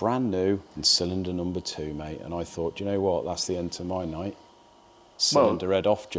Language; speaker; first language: English; native; English